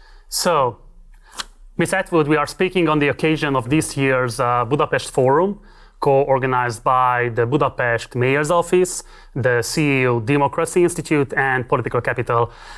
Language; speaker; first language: English; non-native, fluent; Hungarian